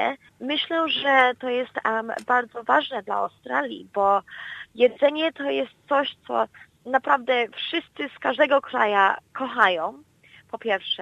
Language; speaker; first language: Polish; early bilingual, heritage; Polish